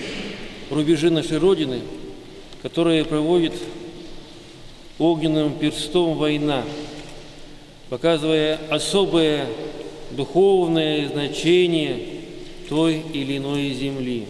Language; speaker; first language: Russian; native; Russian